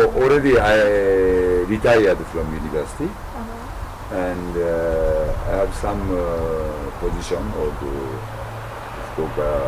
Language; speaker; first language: English; non-native, learner; Japanese